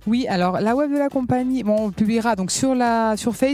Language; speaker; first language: French; native; French